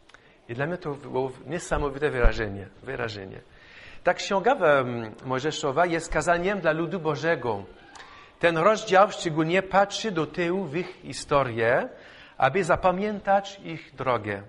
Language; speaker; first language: Polish; non-native, fluent; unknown